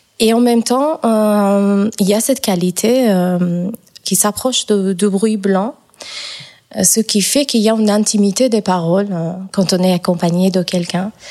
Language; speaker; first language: French; non-native, fluent; Persian